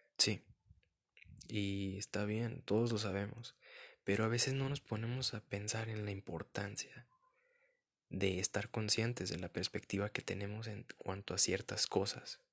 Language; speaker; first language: Spanish; early bilingual, heritage; Spanish